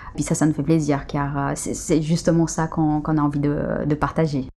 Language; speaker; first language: French; early bilingual, other home language; Portuguese